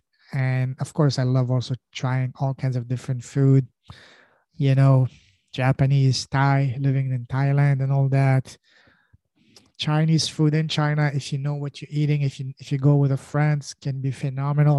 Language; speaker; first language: English; non-native, fluent; French